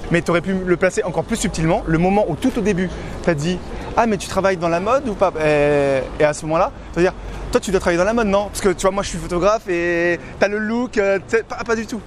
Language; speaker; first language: French; native; French